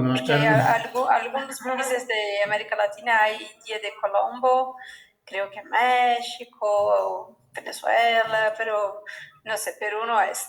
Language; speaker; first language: Spanish; non-native, fluent; Portuguese